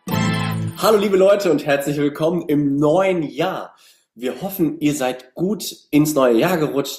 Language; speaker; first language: German; native; German